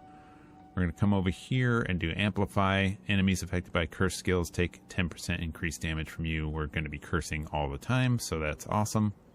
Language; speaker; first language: English; native; English